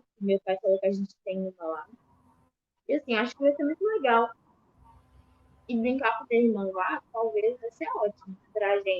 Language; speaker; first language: Portuguese; early bilingual, other home language; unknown